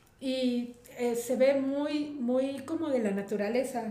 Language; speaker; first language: Spanish; native; Spanish